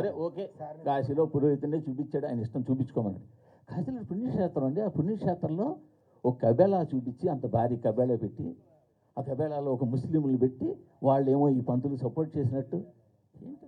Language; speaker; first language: Telugu; native; Telugu